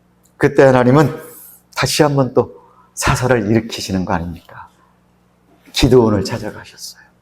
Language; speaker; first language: Korean; native; Korean